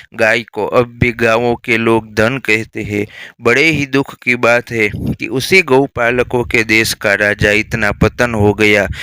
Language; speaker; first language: Hindi; non-native, local second language; Gujarati